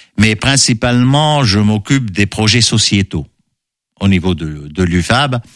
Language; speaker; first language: French; non-native, local second language; Arabic